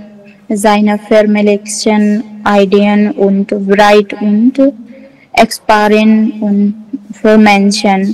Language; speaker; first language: German; non-native, learner; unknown